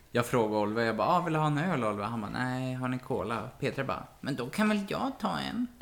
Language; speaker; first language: Swedish; native; Swedish